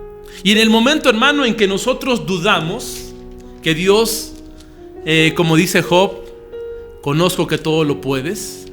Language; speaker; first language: Spanish; native; Spanish